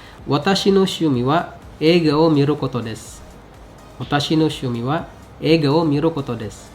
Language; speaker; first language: Japanese; non-native, fluent; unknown